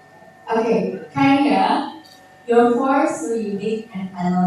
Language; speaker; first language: English; non-native, fluent; Indonesian